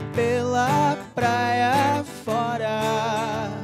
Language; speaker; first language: Portuguese; native; Portuguese